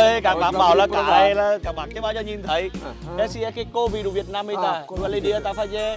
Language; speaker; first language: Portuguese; non-native, learner; Vietnamese